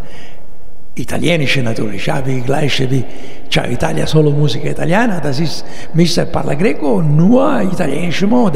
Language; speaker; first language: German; non-native, learner; Italian